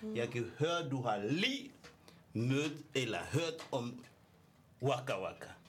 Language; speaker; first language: Danish; non-native, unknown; French